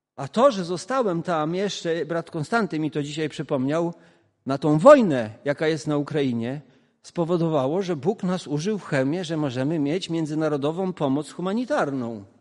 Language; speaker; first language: Polish; non-native, local second language; Kashubian